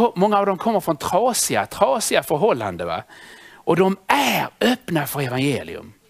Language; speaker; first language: Swedish; native; Swedish